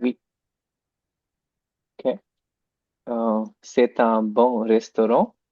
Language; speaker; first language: French; non-native, learner; Hindi